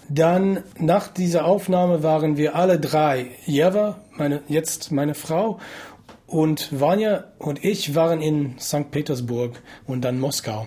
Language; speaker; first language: German; non-native, fluent; English